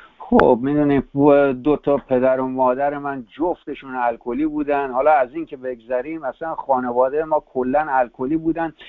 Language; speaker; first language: Persian; native; Persian